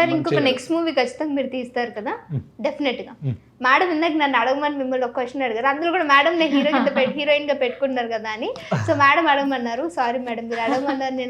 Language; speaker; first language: Telugu; native; Telugu